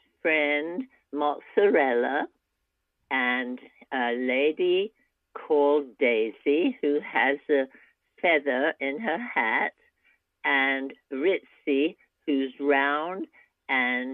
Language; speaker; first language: English; native; English